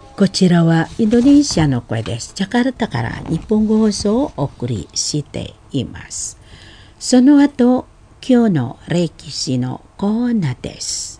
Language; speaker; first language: Japanese; non-native, fluent; Indonesian